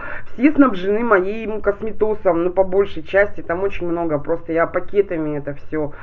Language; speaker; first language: Russian; native; Russian